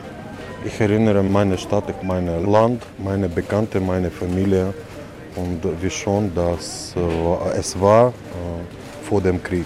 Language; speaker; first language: German; non-native, learner; Russian